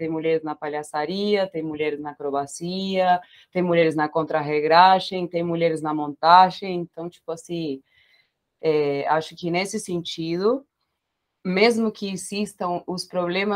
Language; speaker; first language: Portuguese; non-native, fluent; Spanish